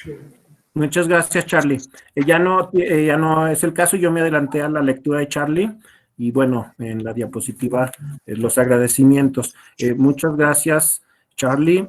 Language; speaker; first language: Spanish; native; Spanish